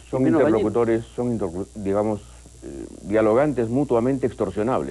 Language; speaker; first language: Spanish; native; Spanish